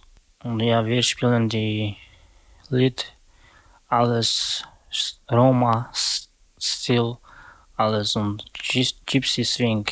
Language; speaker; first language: German; non-native, learner; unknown